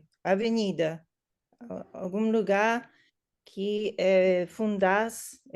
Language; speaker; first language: Portuguese; non-native, learner; English